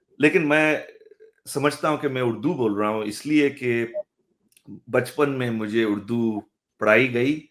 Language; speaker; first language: Hindi; early bilingual, heritage; Urdu